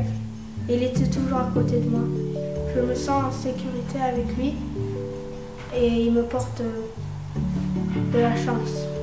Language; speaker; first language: French; early bilingual, heritage; French